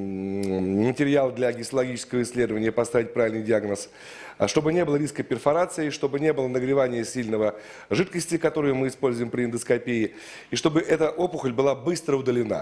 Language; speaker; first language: Russian; native; Russian